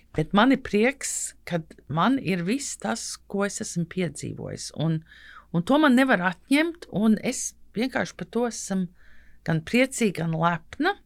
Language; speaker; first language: Latvian; early bilingual, heritage; Latvian